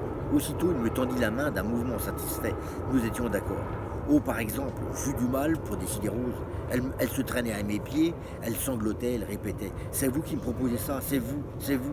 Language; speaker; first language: French; native; French